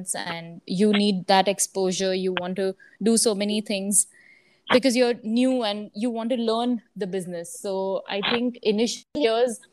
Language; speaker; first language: English; non-native, local second language; Gujarati